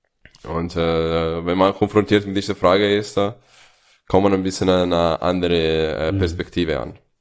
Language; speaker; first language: German; non-native, fluent; Italian